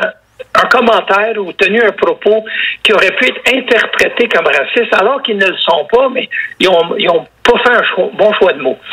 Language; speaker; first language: French; native; French